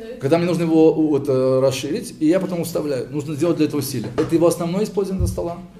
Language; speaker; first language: Russian; early bilingual, heritage; Hebrew